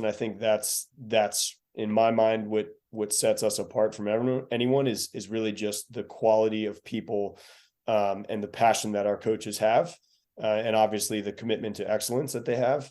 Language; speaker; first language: English; native; English